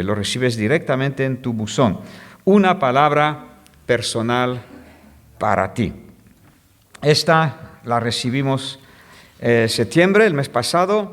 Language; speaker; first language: Spanish; non-native, fluent; French